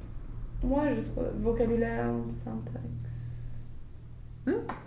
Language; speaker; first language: French; non-native, fluent; English